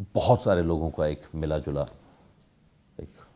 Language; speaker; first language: Hindi; native; Hindi